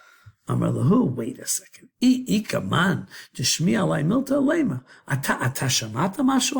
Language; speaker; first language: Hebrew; non-native, fluent; English